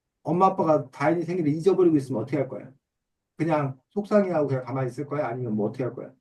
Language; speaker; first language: Korean; native; Korean